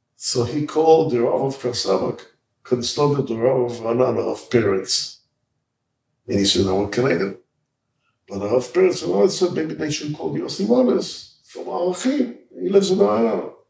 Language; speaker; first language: English; early bilingual, other home language; Hebrew